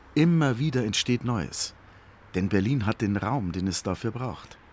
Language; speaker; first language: German; native; German